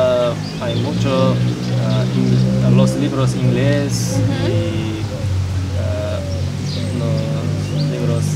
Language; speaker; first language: Spanish; non-native, learner; Uzbek